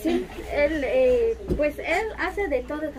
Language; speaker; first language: Spanish; non-native, local second language; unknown